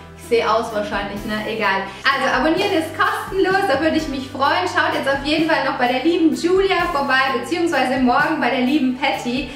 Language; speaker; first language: German; early bilingual, other home language; Italian